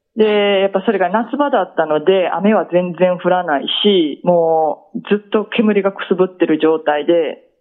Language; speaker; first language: Japanese; native; Japanese